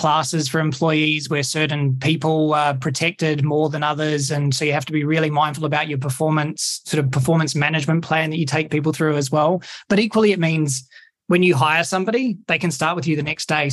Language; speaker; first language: English; native; English